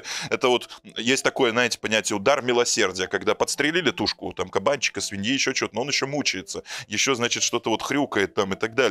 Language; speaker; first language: Russian; native; Russian